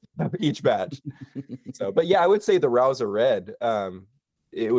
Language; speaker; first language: English; native; English